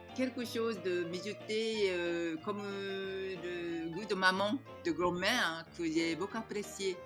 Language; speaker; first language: French; non-native, fluent; Japanese